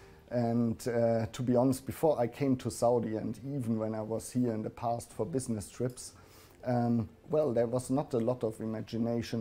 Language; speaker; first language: English; non-native, fluent; German